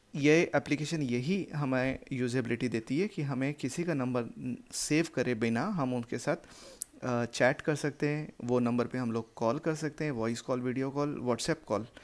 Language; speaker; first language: Hindi; native; Hindi